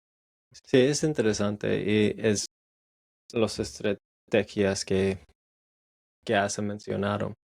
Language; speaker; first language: Spanish; non-native, learner; English